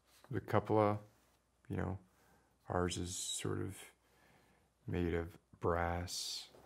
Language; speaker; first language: English; native; English